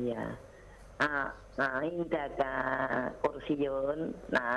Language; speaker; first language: Arabic; non-native, learner; Indonesian